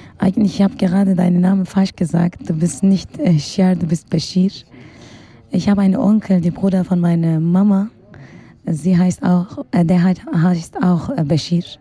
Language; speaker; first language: German; non-native, fluent; Kurdish